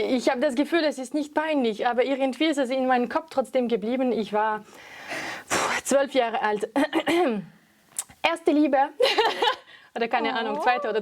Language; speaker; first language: German; non-native, fluent; French